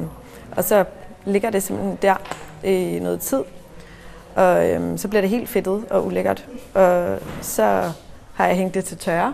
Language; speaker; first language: Danish; native; Danish